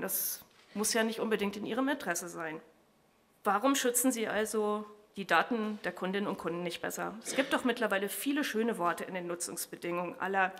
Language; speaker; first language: German; native; German